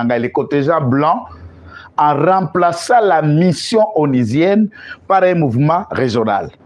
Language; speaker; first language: French; non-native, local second language; Lingala